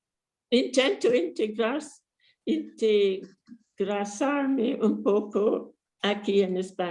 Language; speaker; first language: Spanish; non-native, fluent; English